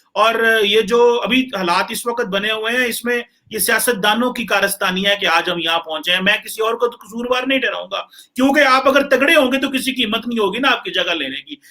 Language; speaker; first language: Hindi; non-native, local second language; Punjabi